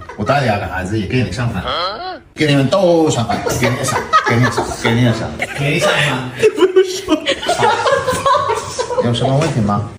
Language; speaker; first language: Chinese; non-native, learner; English